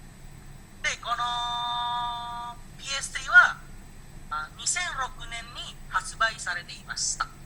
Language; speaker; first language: Japanese; non-native, learner; Indonesian